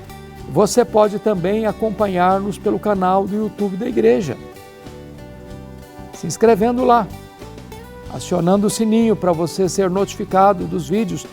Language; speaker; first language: Portuguese; native; Portuguese